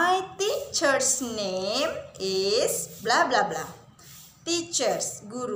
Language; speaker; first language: English; non-native, fluent; Indonesian